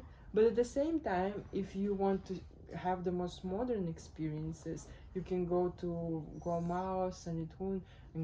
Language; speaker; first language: English; non-native, fluent; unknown